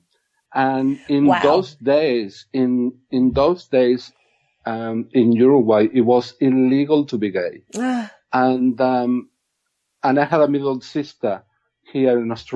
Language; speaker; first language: English; non-native, fluent; Spanish